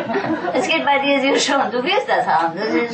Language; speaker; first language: German; non-native, fluent; Vietnamese